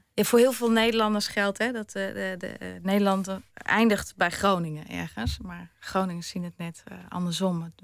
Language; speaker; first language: Dutch; early bilingual, other home language; German